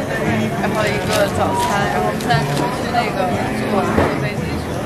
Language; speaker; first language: Chinese; native; Chinese